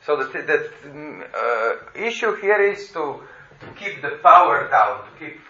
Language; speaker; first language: English; non-native, fluent; Slovenian